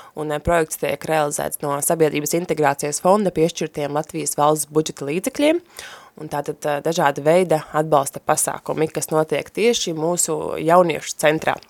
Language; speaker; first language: Latvian; native; Latvian